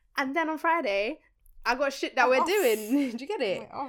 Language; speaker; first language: English; early bilingual, other home language; Spanish